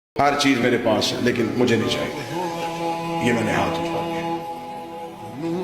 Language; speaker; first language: Urdu; native; Urdu